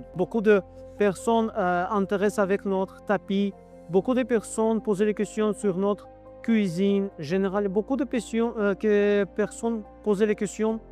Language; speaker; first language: French; non-native, learner; Azerbaijani